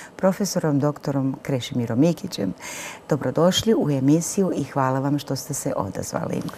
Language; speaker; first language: Croatian; native; Croatian